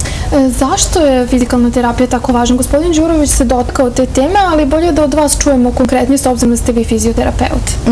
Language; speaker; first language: Serbian; native; Serbian